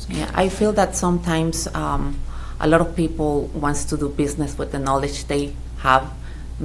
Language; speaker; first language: English; non-native, fluent; Spanish